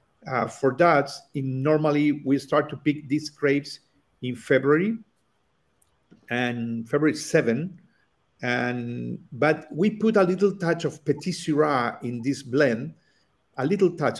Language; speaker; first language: English; non-native, learner; Spanish